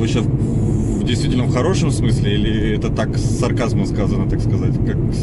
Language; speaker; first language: Russian; native; Russian